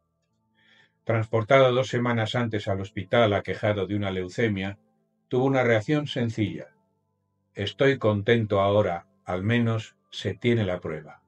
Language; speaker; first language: Spanish; native; Spanish